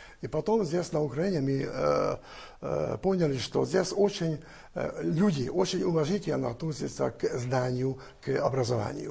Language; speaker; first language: Russian; non-native, fluent; Hungarian